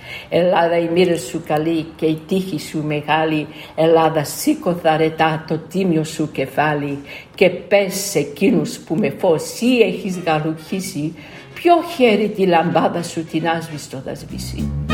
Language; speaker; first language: Greek; early bilingual, heritage; Greek